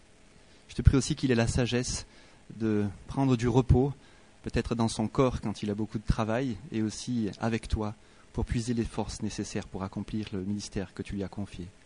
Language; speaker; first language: French; native; French